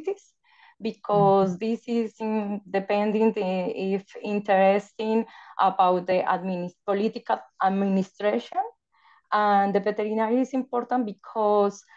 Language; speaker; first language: English; non-native, learner; Spanish